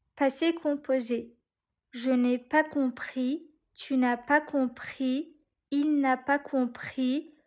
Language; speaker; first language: French; non-native, learner; Turkish